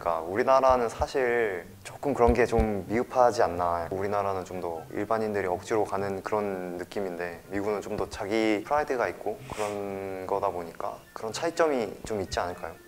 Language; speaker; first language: Korean; native; Korean